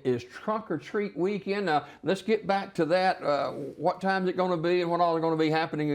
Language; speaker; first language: English; native; English